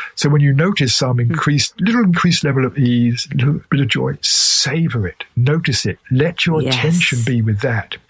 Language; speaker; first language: English; native; English